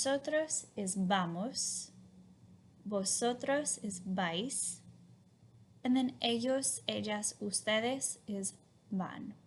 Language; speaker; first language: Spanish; non-native, fluent; English